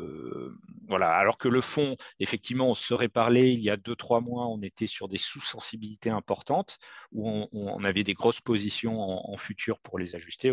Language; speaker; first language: French; native; French